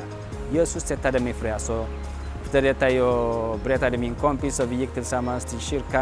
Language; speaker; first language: Swedish; non-native, learner; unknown